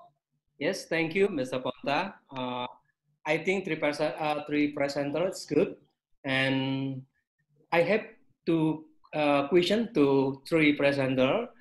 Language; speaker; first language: English; non-native, learner; Indonesian